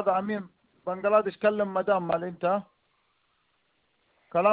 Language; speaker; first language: Arabic; non-native, learner; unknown